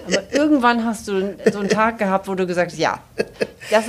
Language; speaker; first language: German; native; German